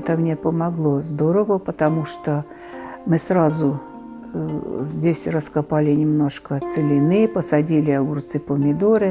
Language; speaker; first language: Russian; native; Russian